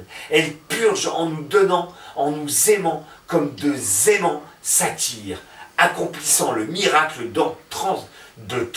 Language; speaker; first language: French; native; French